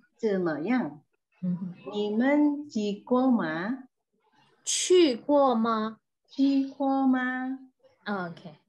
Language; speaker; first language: Chinese; non-native, learner; Indonesian